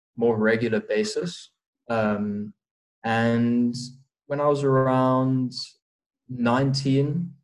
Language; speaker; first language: English; native; English